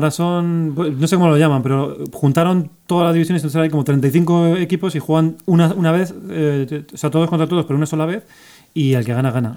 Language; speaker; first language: Spanish; native; Spanish